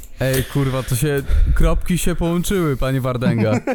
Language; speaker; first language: Polish; native; Polish